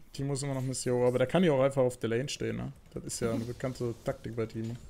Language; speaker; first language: German; native; German